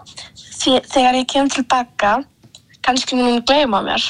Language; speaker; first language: Icelandic; early bilingual, other home language; Polish